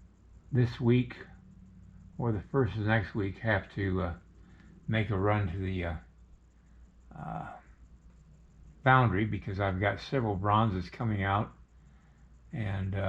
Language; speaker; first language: English; native; English